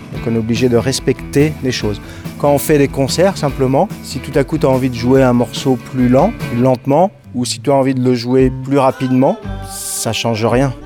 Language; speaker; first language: French; native; French